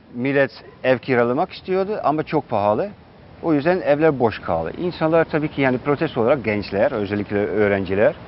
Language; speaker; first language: Turkish; non-native, fluent; Dutch